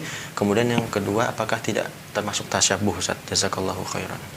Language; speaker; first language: Indonesian; native; Indonesian